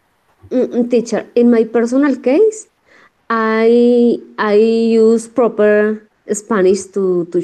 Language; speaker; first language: English; non-native, learner; Spanish